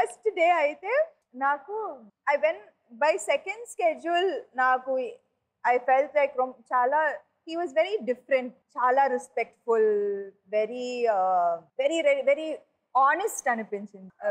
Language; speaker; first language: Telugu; non-native, local second language; Tamil